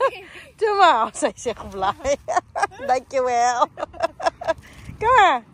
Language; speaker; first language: Dutch; non-native, learner; Filipino